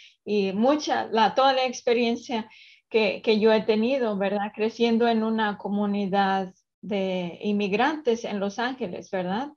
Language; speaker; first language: Spanish; early bilingual, other home language; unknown